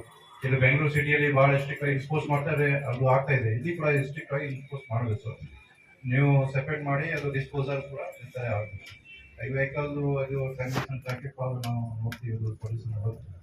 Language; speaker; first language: Kannada; non-native, learner; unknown